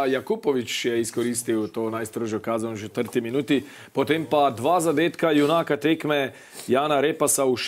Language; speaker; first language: Slovenian; native; Slovenian